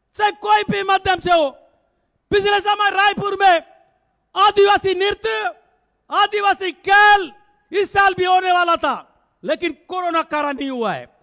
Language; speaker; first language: Hindi; native; Hindi